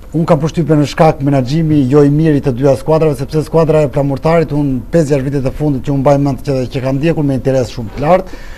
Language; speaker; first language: Albanian; native; Albanian